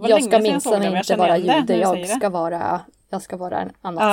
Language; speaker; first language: Swedish; native; Swedish